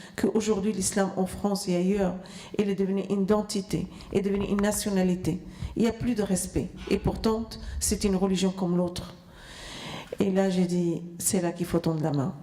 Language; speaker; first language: French; non-native, fluent; Arabic